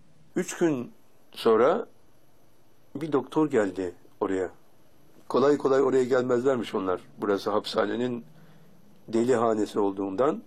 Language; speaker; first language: Turkish; native; Turkish